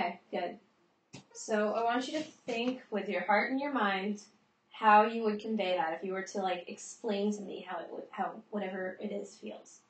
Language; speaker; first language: English; native; English